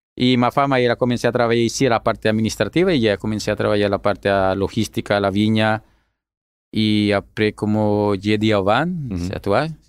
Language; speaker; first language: French; non-native, learner; Spanish